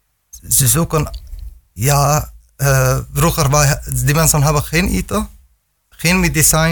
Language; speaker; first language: Dutch; non-native, learner; Arabic